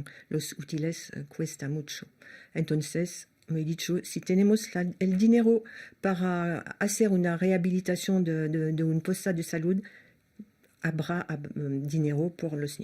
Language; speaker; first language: Spanish; non-native, learner; French